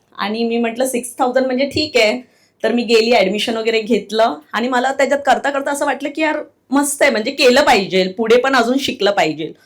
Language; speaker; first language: Marathi; non-native, local second language; Telugu